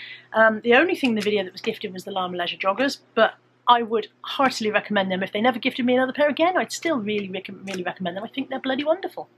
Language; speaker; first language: English; native; English